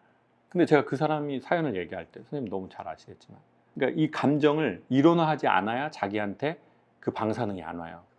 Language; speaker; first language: Korean; native; Korean